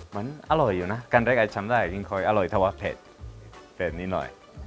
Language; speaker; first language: Thai; non-native, learner; Spanish